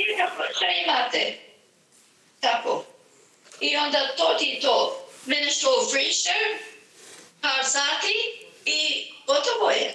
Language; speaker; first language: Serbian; early bilingual, heritage; Serbian